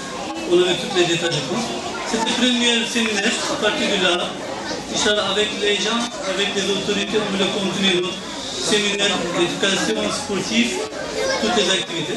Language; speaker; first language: French; non-native, learner; Turkish